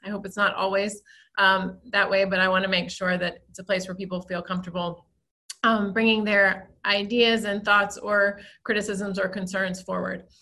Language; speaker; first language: English; native; English